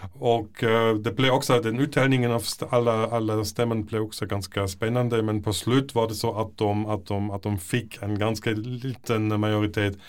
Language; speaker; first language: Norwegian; non-native, fluent; German